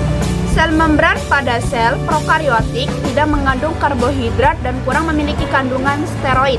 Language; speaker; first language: Indonesian; native; Indonesian